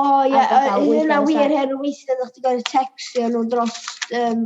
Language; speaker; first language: Welsh; native; Welsh